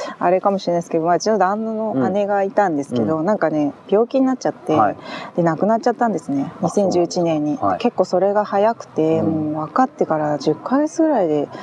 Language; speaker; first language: Japanese; native; Japanese